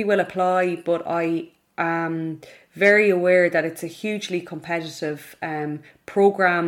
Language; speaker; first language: English; native; English